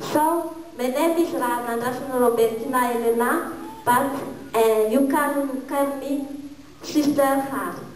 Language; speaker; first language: English; non-native, learner; Malagasy